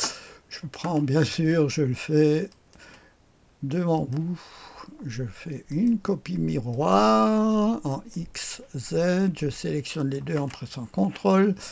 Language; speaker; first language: French; native; French